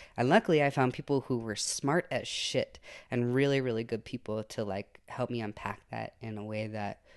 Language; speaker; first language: English; native; English